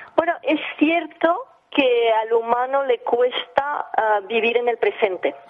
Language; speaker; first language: Spanish; early bilingual, heritage; English